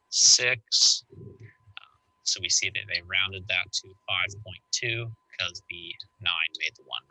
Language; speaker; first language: English; native; English